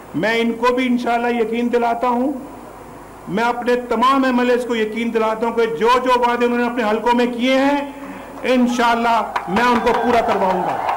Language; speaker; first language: Urdu; non-native, local second language; Punjabi